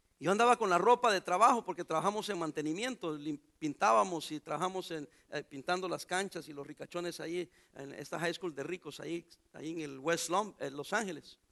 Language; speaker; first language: Spanish; native; Spanish